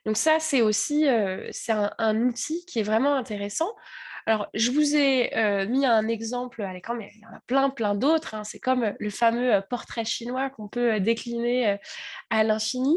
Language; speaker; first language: French; native; French